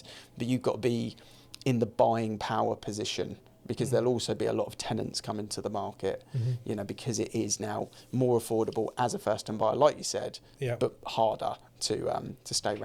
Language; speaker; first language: English; native; English